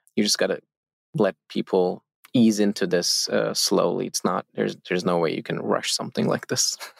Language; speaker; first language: English; non-native, fluent; Turkish